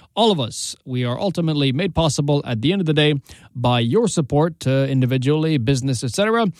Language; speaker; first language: English; native; English